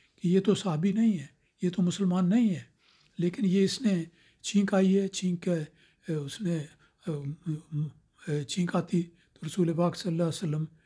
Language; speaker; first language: Urdu; native; Urdu